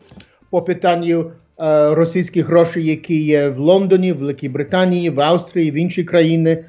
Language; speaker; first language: Ukrainian; early bilingual, heritage; English